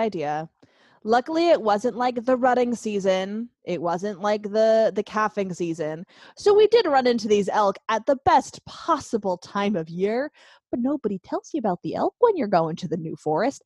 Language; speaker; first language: English; native; English